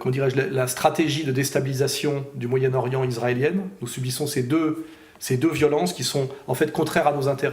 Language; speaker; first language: French; native; French